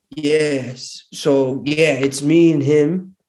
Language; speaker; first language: English; early bilingual, other home language; Hindi